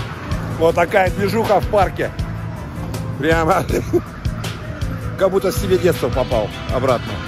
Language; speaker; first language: Russian; native; Russian